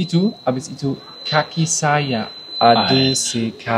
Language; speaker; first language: Indonesian; non-native, learner; German